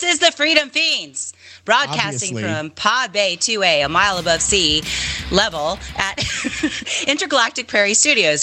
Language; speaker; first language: English; native; English